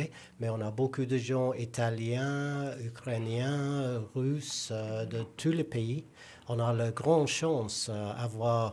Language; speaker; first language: French; non-native, learner; English